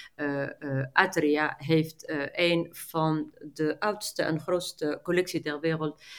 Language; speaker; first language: Dutch; non-native, fluent; Arabic